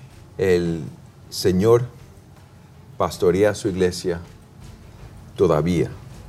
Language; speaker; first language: Spanish; non-native, fluent; English